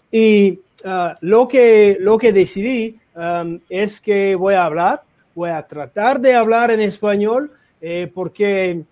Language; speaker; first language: Spanish; non-native, learner; English